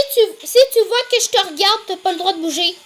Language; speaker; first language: French; native; French